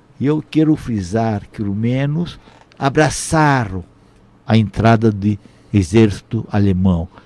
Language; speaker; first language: Portuguese; non-native, fluent; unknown